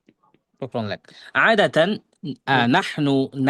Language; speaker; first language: Arabic; non-native, fluent; Bangla